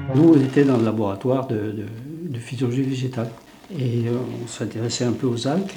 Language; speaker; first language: French; non-native, local second language; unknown